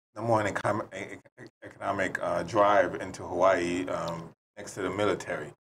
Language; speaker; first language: English; native; English